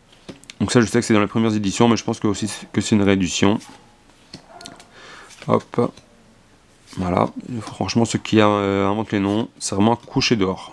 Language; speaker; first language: French; native; French